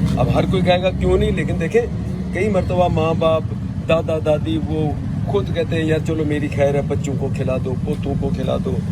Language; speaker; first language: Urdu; non-native, local second language; Punjabi